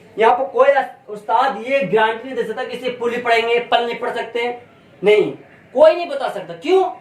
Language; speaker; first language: Hindi; native; Hindi